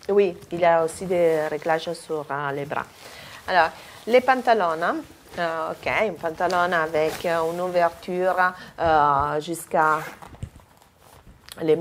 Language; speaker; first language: French; non-native, fluent; Italian